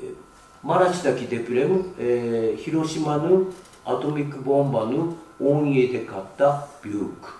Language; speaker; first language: Turkish; non-native, fluent; Japanese